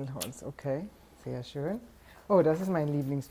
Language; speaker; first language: German; non-native, fluent; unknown